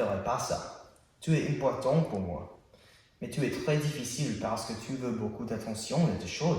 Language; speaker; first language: French; non-native, learner; English